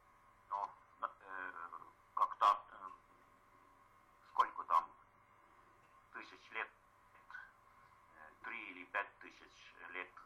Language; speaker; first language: Russian; non-native, fluent; Estonian